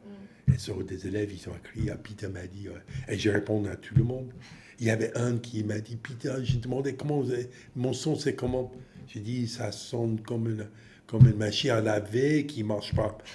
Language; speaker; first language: French; non-native, fluent; English